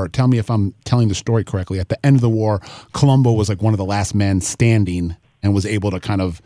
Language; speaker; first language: English; native; English